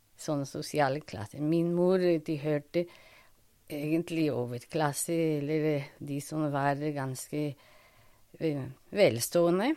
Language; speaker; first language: Norwegian; non-native, fluent; Spanish